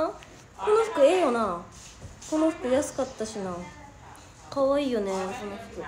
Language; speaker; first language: Japanese; native; Japanese